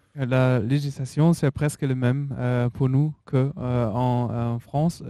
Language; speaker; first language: French; non-native, learner; German